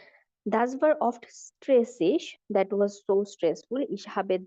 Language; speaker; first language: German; non-native, fluent; Bangla